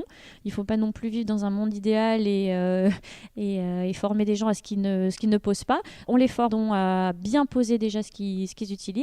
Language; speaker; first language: French; native; French